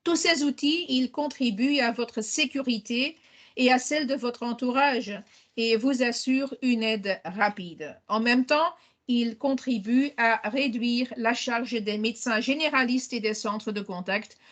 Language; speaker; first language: French; non-native, local second language; Dutch